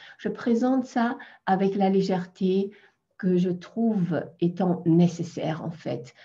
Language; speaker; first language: French; non-native, fluent; German